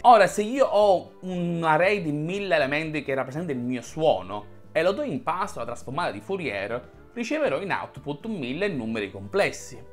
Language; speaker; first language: Italian; native; Italian